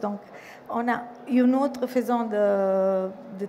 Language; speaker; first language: French; non-native, fluent; Italian